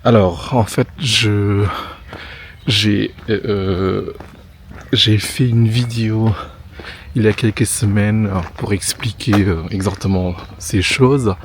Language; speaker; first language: French; non-native, fluent; Indonesian